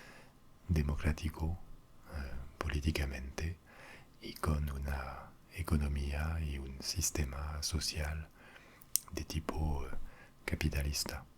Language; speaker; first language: Spanish; non-native, fluent; French